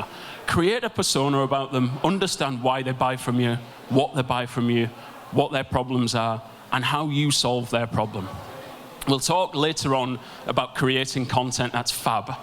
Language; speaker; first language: English; native; English